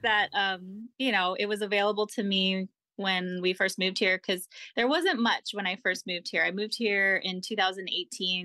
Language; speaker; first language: English; native; English